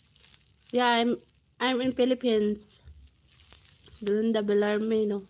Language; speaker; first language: English; non-native, local second language; Cebuano